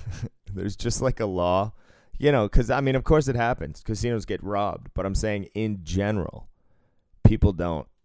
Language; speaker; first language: English; native; English